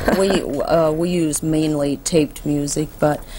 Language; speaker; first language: English; native; English